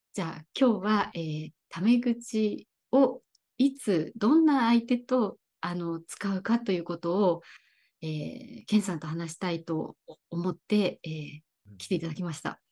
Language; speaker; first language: Japanese; native; Japanese